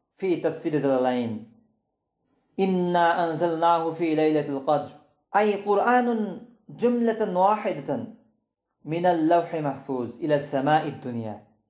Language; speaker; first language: Arabic; non-native, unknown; Bangla